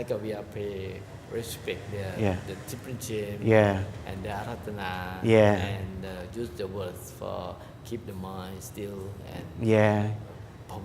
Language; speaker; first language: English; non-native, learner; Thai